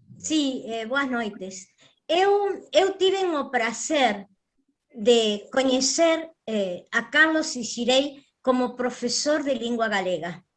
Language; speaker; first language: Galician; early bilingual, heritage; Galician